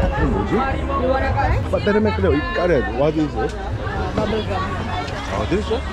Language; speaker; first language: English; non-native, learner; Korean